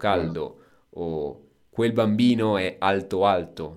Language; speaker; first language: Italian; native; Italian